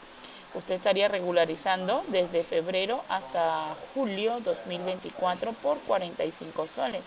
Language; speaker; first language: Spanish; native; Spanish